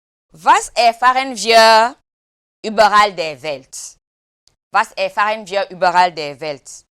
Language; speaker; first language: German; non-native, fluent; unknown